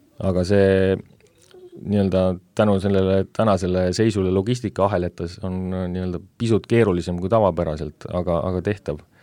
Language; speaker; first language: Estonian; native; Estonian